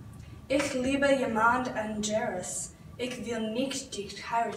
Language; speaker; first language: German; non-native, learner; English